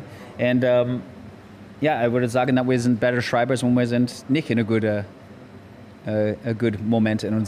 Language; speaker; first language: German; non-native, learner; English